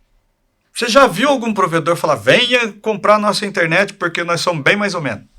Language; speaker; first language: Portuguese; native; Portuguese